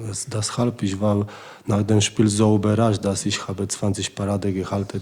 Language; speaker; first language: German; non-native, learner; Polish